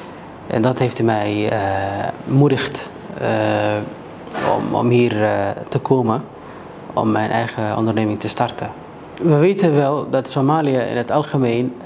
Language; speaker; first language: Dutch; early bilingual, other home language; Somali